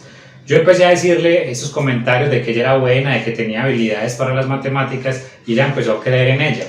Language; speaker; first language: Spanish; native; Spanish